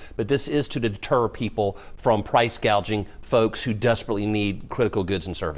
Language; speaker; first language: English; native; English